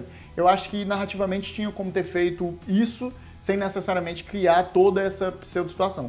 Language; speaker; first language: Portuguese; native; Portuguese